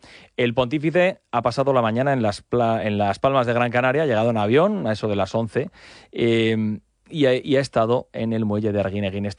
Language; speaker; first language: Spanish; native; Spanish